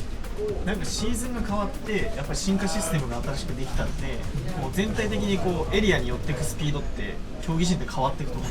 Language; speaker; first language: Japanese; native; Japanese